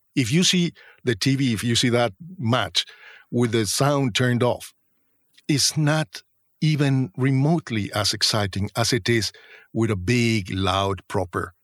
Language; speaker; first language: English; non-native, fluent; Spanish